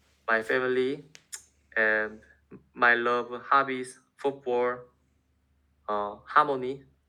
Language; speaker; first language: English; non-native, learner; Korean